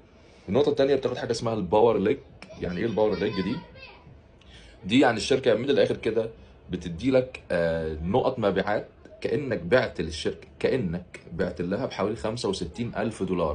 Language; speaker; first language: Arabic; native; Arabic